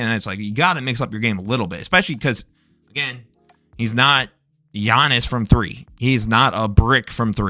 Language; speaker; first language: English; native; English